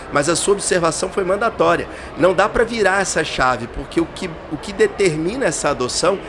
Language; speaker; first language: Portuguese; native; Portuguese